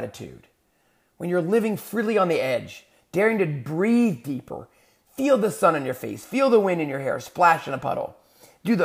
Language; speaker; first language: English; native; English